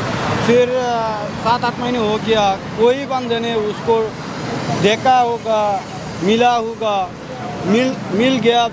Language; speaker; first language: Hindi; non-native, fluent; Bangla